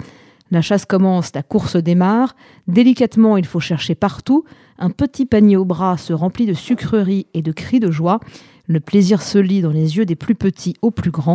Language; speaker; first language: French; native; French